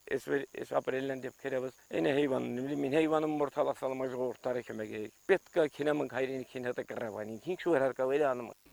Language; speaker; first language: Armenian; native; Armenian